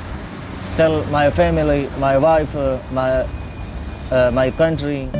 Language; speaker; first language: English; non-native, learner; Pashto